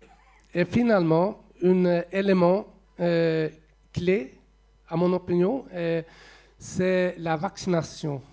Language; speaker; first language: French; non-native, fluent; Swedish